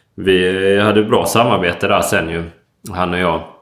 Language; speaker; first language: Swedish; native; Swedish